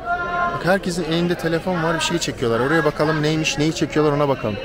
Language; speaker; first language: Turkish; native; Turkish